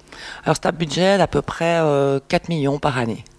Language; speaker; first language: French; native; French